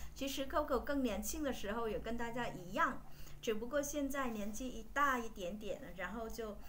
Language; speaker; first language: Chinese; non-native, fluent; Vietnamese